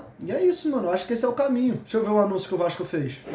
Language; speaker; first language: Portuguese; native; Portuguese